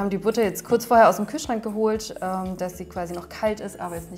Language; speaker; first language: German; native; German